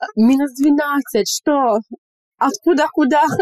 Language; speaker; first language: Russian; non-native, fluent; English